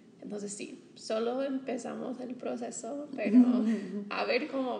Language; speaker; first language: Spanish; non-native, fluent; English